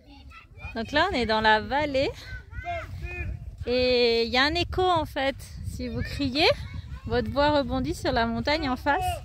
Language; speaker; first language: French; native; French